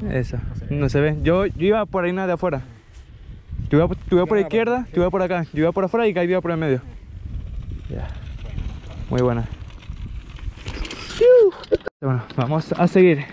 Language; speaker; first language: Spanish; native; Spanish